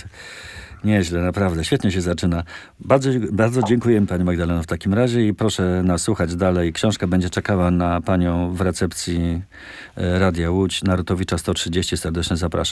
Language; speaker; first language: Polish; native; Polish